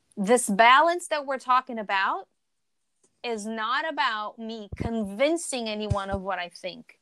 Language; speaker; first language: English; non-native, fluent; Portuguese